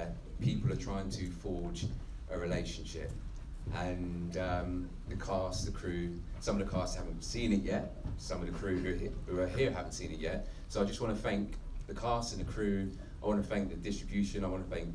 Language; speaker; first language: English; native; English